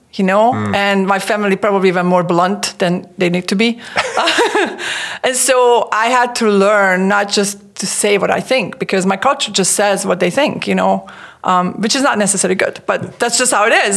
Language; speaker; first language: English; non-native, fluent; Hungarian